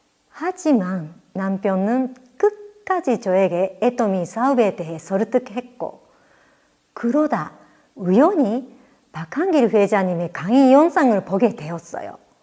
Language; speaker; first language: Korean; non-native, fluent; Japanese